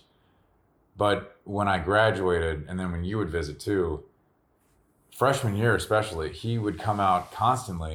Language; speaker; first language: English; native; English